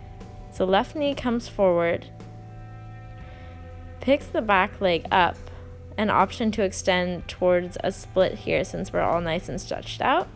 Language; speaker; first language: English; native; English